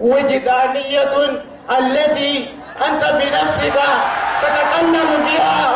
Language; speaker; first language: Arabic; non-native, learner; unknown